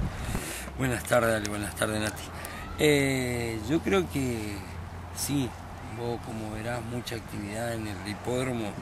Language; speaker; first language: Spanish; native; Spanish